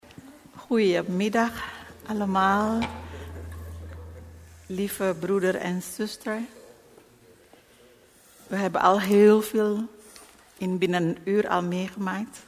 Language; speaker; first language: Dutch; non-native, learner; Indonesian